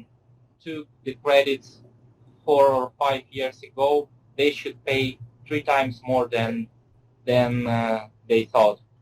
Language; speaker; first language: English; non-native, fluent; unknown